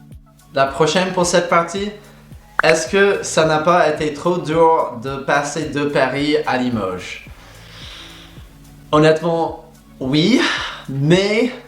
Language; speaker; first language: French; non-native, fluent; English